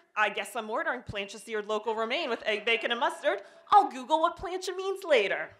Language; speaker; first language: English; native; English